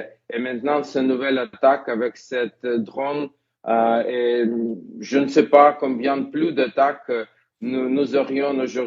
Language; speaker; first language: French; non-native, fluent; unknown